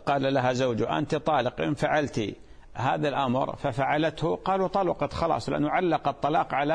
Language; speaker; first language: Arabic; native; Arabic